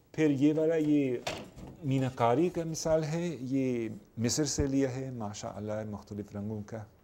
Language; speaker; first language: Urdu; non-native, fluent; English